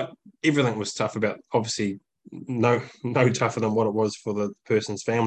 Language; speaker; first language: English; native; English